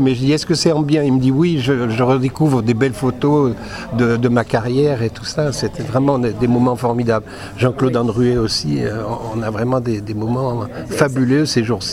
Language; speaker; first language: French; native; French